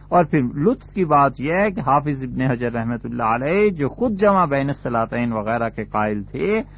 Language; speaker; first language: Urdu; non-native, local second language; Punjabi